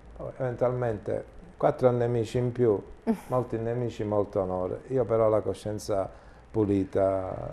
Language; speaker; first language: Italian; native; Italian